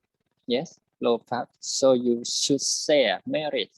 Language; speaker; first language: English; non-native, learner; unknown